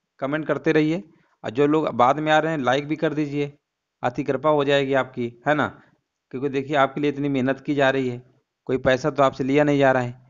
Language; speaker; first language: Hindi; native; Hindi